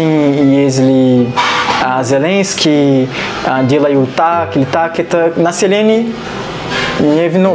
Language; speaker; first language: Russian; non-native, learner; Portuguese